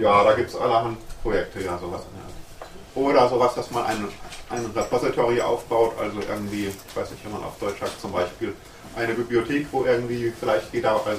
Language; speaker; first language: German; native; German